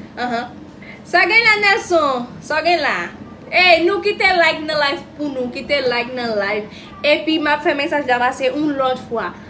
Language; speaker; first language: Haitian Creole; non-native, fluent; Portuguese